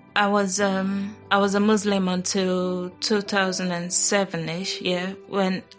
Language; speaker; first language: English; non-native, local second language; Yoruba